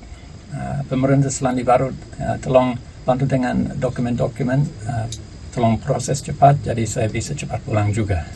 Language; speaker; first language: Indonesian; non-native, learner; English